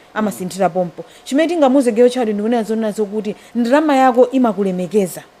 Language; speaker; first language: Nyanja; native; Nyanja